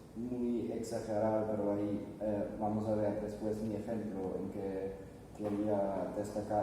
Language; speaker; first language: Spanish; non-native, fluent; German